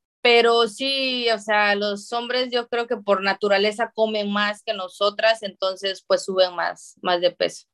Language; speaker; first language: Spanish; native; Spanish